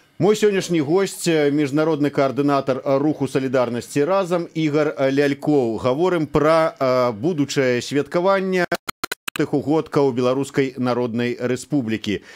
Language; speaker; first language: Belarusian; native; Belarusian